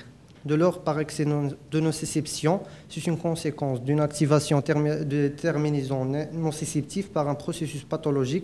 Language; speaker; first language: French; non-native, local second language; Arabic